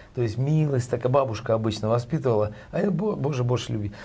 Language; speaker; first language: Russian; native; Russian